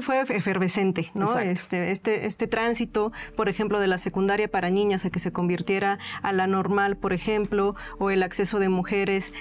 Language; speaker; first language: Spanish; native; Spanish